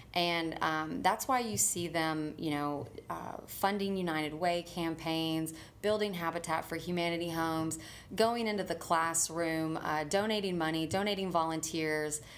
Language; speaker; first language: English; native; English